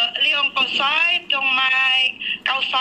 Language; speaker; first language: Chinese; non-native, learner; Indonesian